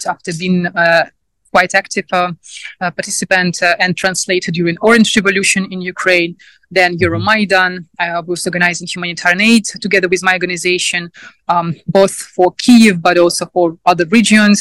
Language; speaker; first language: English; non-native, fluent; Ukrainian